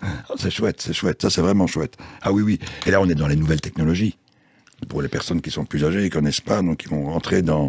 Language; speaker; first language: French; native; French